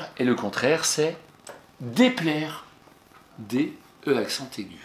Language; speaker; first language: French; native; French